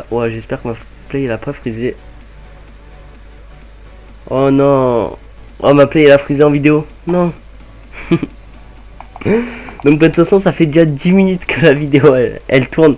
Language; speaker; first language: French; native; French